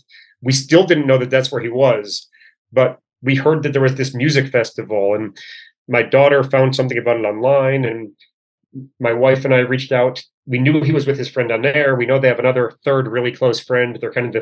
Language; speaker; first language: English; native; English